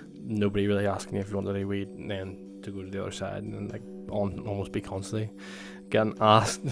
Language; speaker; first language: English; native; English